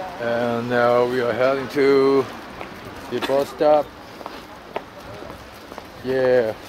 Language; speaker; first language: English; non-native, learner; Korean